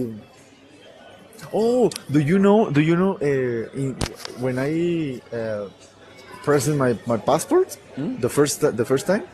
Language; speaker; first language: English; non-native, learner; Spanish